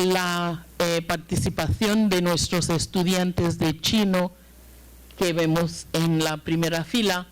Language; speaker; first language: Spanish; non-native, fluent; English